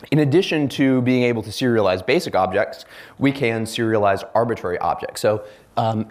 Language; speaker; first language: English; native; English